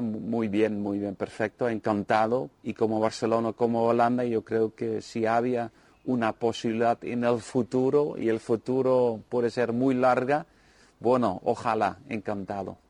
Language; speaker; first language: Spanish; non-native, fluent; Dutch